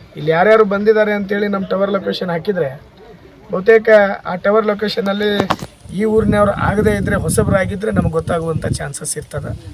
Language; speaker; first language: Kannada; native; Kannada